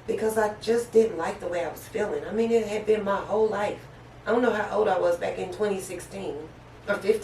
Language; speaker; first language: English; native; English